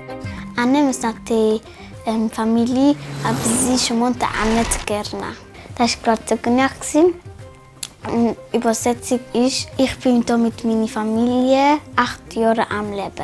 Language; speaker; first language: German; early bilingual, other home language; Tigrinya